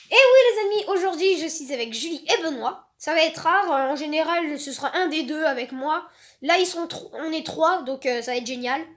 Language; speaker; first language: French; native; French